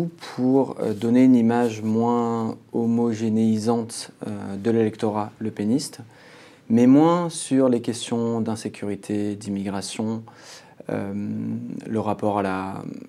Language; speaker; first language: French; native; French